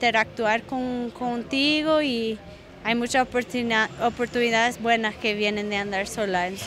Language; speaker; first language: Spanish; non-native, fluent; English